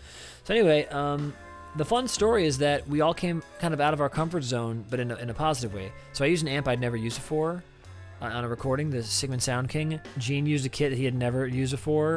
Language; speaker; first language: English; native; English